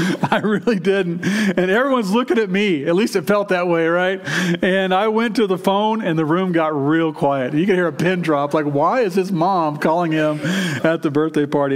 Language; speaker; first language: English; native; English